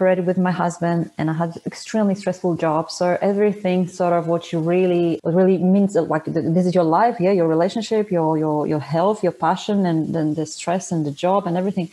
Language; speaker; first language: English; non-native, fluent; Polish